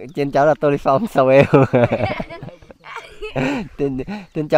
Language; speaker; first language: Portuguese; non-native, learner; Vietnamese